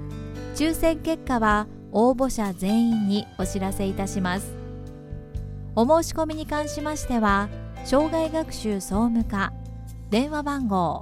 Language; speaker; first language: Japanese; native; Japanese